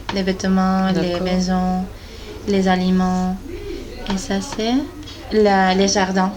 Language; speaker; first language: French; non-native, fluent; Spanish